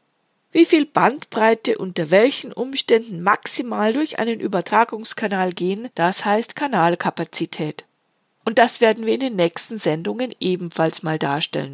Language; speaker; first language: German; native; German